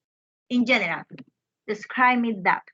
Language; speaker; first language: English; non-native, fluent; Spanish